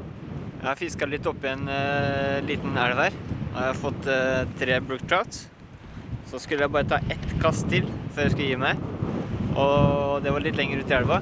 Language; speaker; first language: Norwegian; native; Norwegian